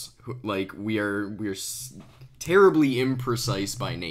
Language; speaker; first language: English; native; English